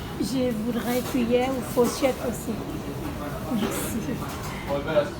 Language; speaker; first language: French; non-native, learner; Thai